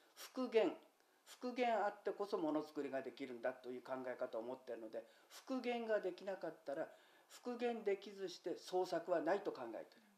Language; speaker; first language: Japanese; native; Japanese